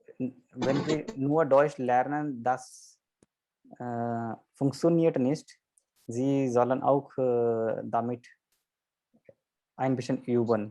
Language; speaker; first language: German; non-native, fluent; Hindi